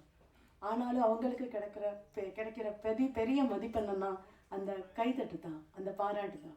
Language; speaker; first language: Tamil; non-native, fluent; Malayalam